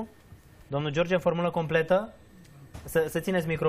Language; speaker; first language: Romanian; native; Romanian